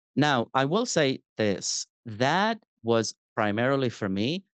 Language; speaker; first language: English; non-native, fluent; Spanish